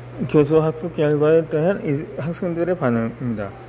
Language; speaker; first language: Korean; native; Korean